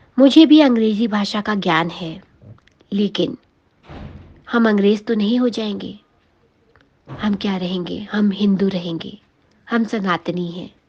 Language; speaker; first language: Hindi; native; Hindi